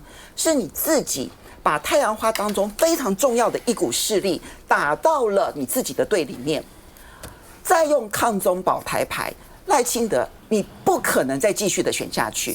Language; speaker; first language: Chinese; native; Chinese